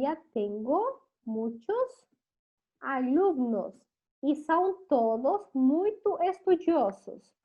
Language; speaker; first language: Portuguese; non-native, fluent; Spanish